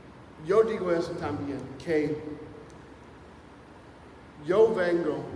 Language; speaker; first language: Spanish; non-native, fluent; English